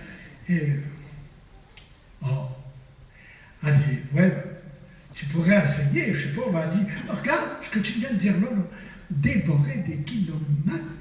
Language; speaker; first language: French; native; French